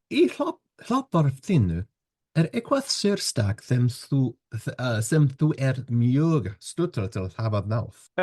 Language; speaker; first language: Icelandic; non-native, learner; English